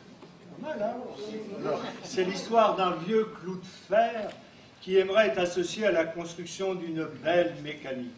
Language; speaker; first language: French; native; French